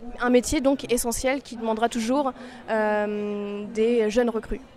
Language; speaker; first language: French; native; French